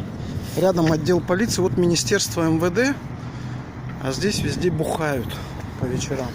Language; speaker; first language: Russian; native; Russian